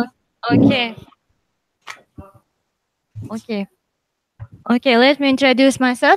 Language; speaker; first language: English; non-native, learner; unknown